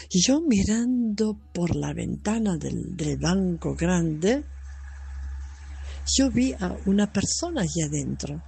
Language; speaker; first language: Spanish; non-native, fluent; German